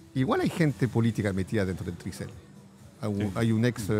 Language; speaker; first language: Spanish; non-native, fluent; French